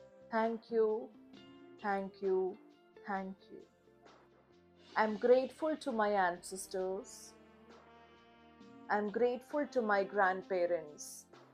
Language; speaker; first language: English; non-native, local second language; Malayalam